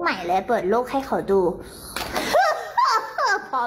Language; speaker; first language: Thai; early bilingual, other home language; Korean